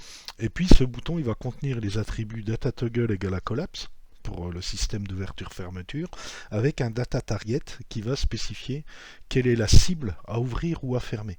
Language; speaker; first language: French; native; French